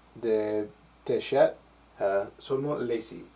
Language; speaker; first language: French; non-native, learner; English